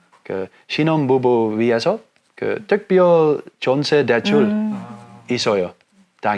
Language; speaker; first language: Korean; non-native, learner; Dutch